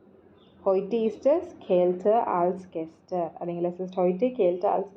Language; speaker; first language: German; non-native, fluent; Malayalam